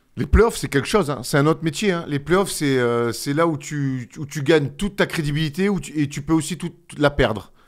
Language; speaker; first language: French; native; French